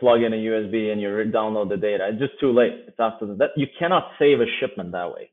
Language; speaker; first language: English; non-native, fluent; Albanian